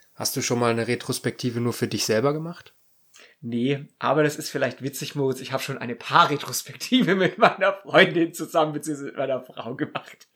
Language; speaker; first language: German; native; German